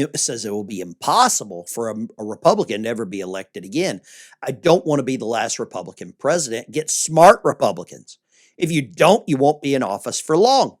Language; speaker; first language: English; native; English